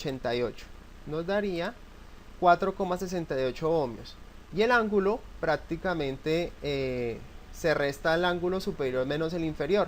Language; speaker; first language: Spanish; native; Spanish